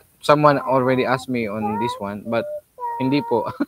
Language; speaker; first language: English; non-native, local second language; Filipino